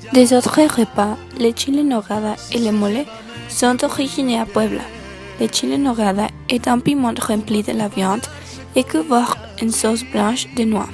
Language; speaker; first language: French; non-native, learner; Spanish